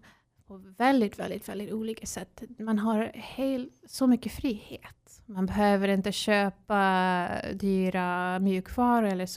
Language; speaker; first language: Swedish; non-native, fluent; English